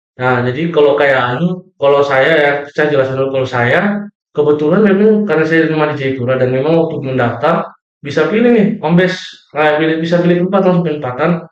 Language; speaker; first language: Indonesian; native; Indonesian